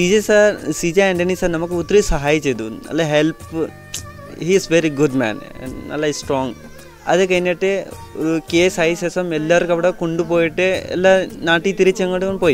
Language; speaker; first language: Malayalam; early bilingual, other home language; Hindi